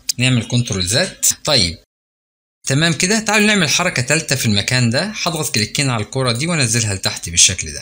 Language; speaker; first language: Arabic; native; Arabic